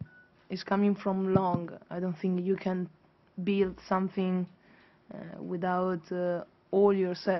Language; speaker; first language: English; non-native, fluent; Italian